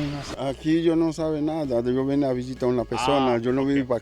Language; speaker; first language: Spanish; non-native, learner; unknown